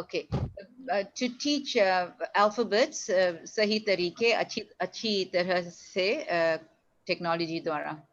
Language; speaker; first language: Hindi; early bilingual, heritage; Hindi